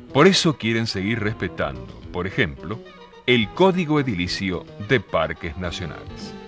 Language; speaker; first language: Spanish; native; Spanish